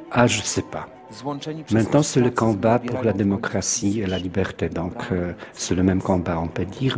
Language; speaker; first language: French; non-native, fluent; Polish